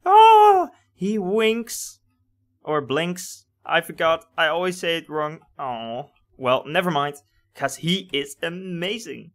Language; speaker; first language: English; non-native, fluent; Dutch